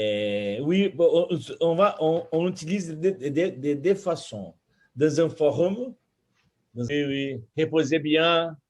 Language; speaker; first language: French; non-native, fluent; Portuguese